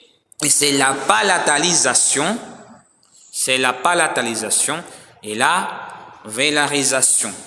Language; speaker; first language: French; non-native, learner; Spanish